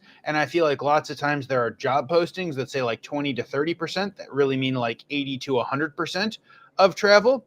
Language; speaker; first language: English; native; English